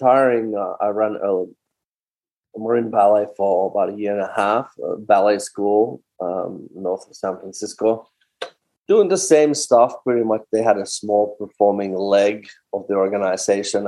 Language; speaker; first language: English; non-native, fluent; Finnish